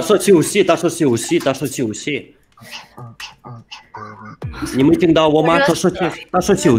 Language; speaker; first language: Chinese; non-native, learner; Russian